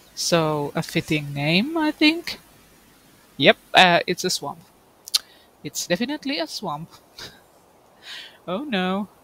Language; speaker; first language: English; non-native, fluent; Finnish